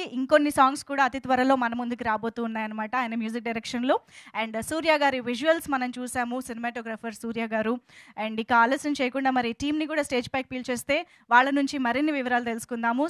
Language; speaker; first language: Telugu; native; Telugu